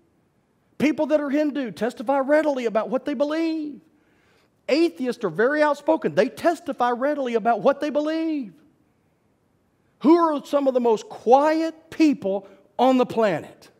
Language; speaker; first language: English; native; English